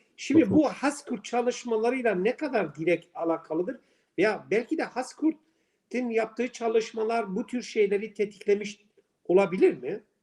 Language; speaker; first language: Turkish; non-native, local second language; Kurdish